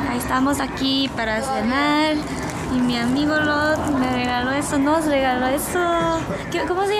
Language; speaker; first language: Spanish; non-native, learner; Korean